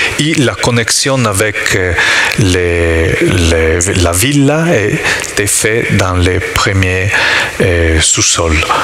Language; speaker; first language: French; non-native, learner; Italian